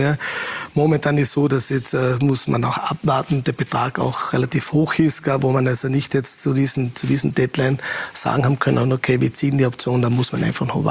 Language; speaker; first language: German; native; German